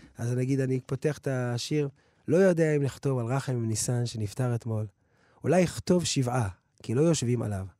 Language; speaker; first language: Hebrew; early bilingual, other home language; English